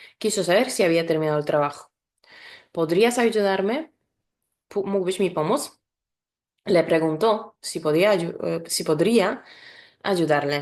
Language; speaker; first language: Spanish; non-native, fluent; Polish